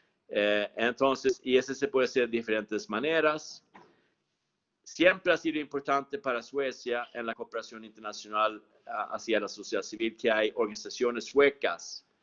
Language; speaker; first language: Spanish; non-native, fluent; Swedish